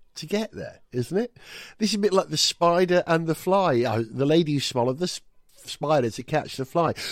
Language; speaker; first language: English; non-native, local second language; Welsh